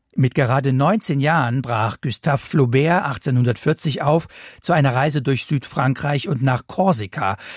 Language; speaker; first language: German; native; German